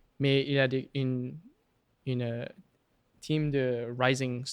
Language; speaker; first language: French; non-native, local second language; English